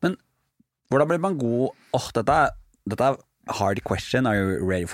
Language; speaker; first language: Norwegian; native; Norwegian